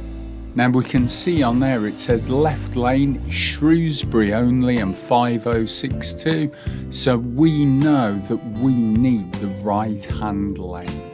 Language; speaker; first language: English; native; English